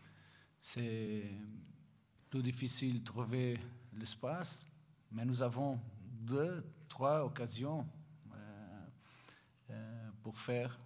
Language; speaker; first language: French; non-native, learner; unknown